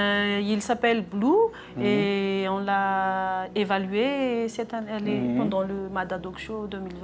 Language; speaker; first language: French; non-native, local second language; Malagasy